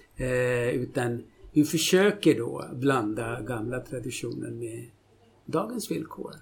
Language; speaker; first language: Swedish; non-native, fluent; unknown